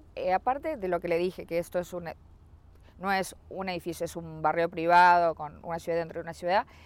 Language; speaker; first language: Spanish; native; Spanish